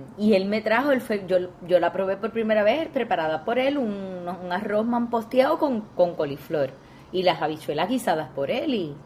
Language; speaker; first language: Spanish; native; Spanish